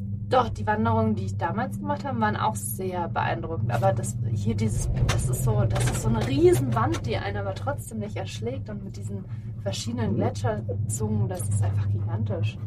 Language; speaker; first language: German; native; German